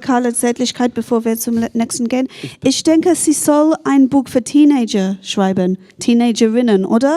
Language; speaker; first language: German; non-native, fluent; English